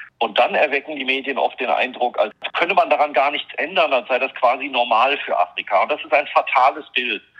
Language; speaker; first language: German; native; German